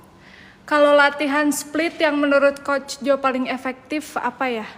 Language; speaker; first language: Indonesian; native; Indonesian